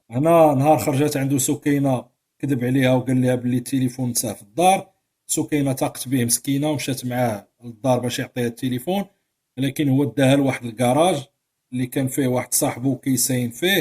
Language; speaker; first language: Arabic; native; Arabic